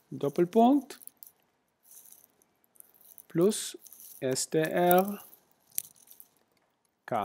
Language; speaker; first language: German; non-native, fluent; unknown